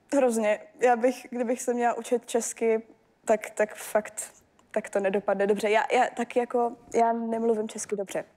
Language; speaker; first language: Czech; early bilingual, heritage; German